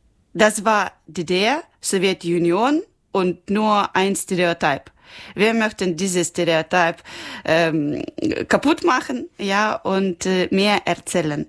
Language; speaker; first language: German; non-native, learner; Ukrainian